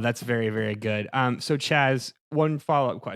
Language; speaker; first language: English; native; English